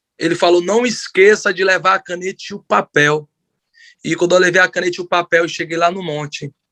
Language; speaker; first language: Portuguese; native; Portuguese